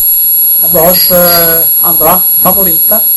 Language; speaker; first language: Swedish; native; Swedish